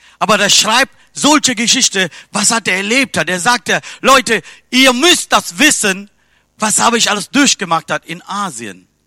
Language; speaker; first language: German; non-native, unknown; Tamil